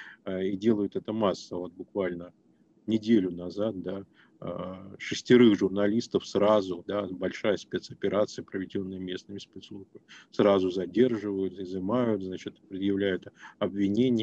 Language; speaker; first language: Russian; native; Russian